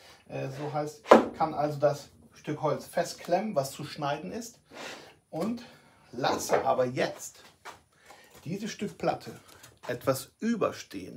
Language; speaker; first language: German; native; German